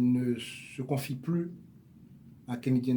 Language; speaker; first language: French; native; French